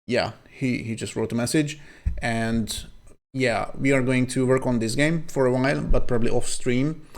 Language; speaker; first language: English; non-native, fluent; Hungarian